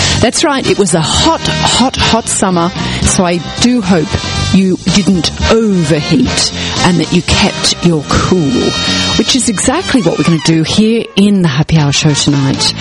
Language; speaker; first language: English; native; English